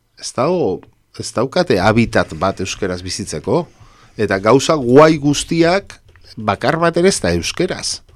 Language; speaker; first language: Basque; non-native, local second language; Spanish